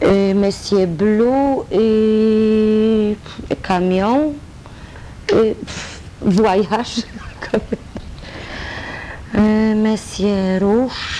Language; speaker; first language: French; non-native, learner; Polish